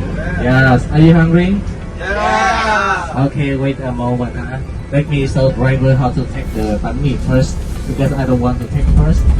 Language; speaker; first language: English; non-native, learner; Vietnamese